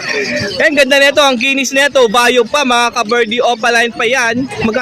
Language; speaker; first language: Filipino; native; Filipino